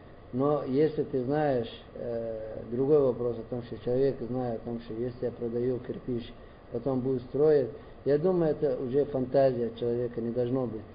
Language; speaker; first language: Russian; non-native, learner; Arabic